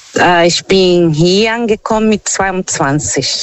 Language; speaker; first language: German; non-native, learner; Portuguese